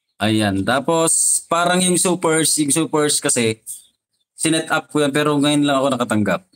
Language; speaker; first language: Filipino; non-native, local second language; Iloko